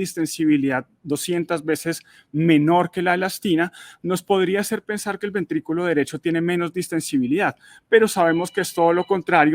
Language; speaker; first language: Spanish; native; Spanish